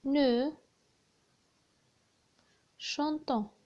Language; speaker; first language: French; non-native, learner; Arabic